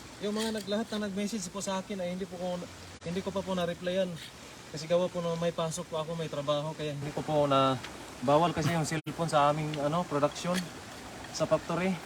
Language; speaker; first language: Filipino; non-native, local second language; Cebuano